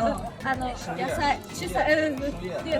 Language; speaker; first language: Japanese; non-native, learner; Chinese